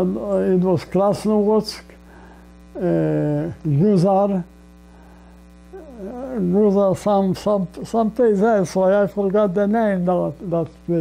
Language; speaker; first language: English; non-native, learner; Polish